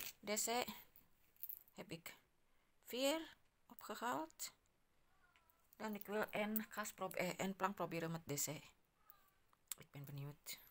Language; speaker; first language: Dutch; non-native, learner; Indonesian